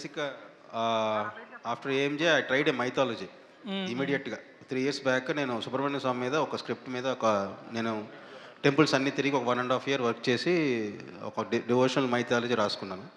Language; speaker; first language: Telugu; native; Telugu